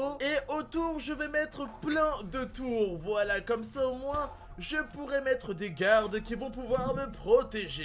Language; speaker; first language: French; native; French